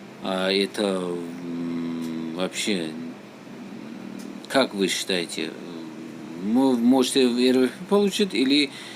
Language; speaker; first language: Russian; non-native, learner; Tajik